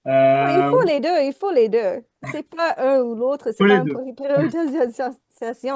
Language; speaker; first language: French; non-native, fluent; English